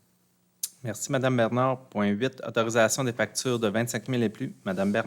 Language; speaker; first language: French; native; French